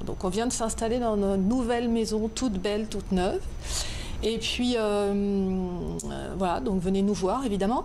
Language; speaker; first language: French; native; French